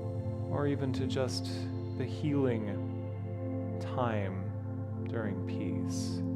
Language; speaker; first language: English; native; English